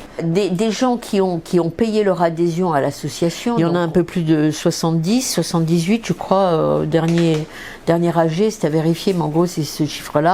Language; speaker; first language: French; native; French